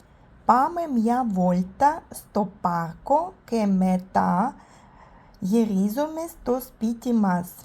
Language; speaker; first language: Greek; non-native, learner; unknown